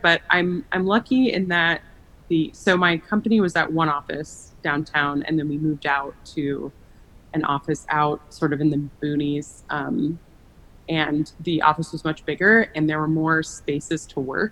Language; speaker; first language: English; native; English